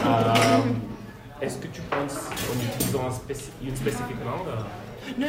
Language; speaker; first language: French; non-native, learner; Swahili